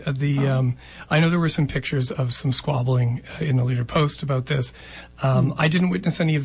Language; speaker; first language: English; native; English